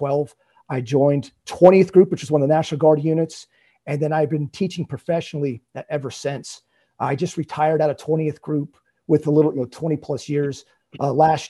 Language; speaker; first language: English; native; English